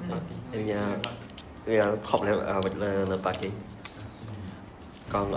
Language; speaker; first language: French; non-native, learner; Vietnamese